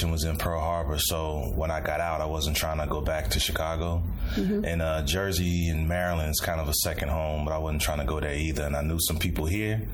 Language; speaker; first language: English; native; English